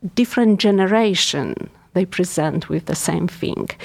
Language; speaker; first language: English; non-native, fluent; Polish